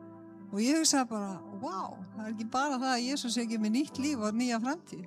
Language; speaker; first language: Icelandic; native; Icelandic